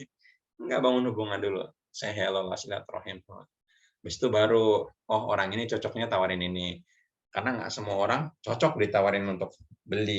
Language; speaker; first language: Indonesian; native; Indonesian